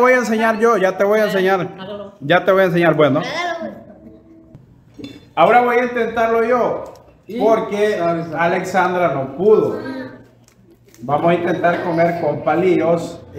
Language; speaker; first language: Spanish; native; Spanish